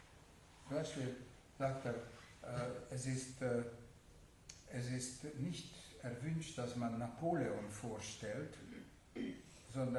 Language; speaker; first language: German; non-native, fluent; Hungarian